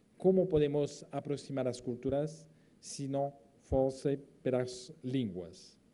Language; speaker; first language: Portuguese; non-native, fluent; French